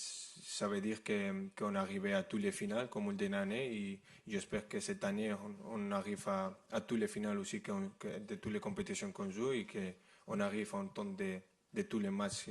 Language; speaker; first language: French; non-native, fluent; Spanish